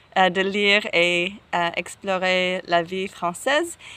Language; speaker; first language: French; non-native, fluent; English